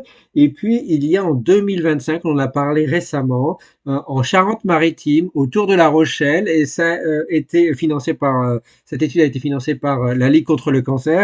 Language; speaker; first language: French; native; French